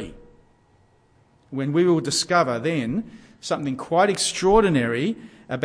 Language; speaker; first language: English; native; English